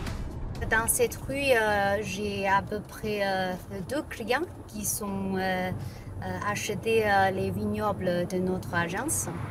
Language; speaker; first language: French; non-native, fluent; Chinese